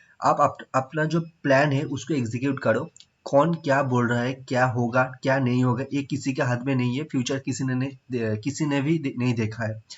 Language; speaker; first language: Hindi; non-native, local second language; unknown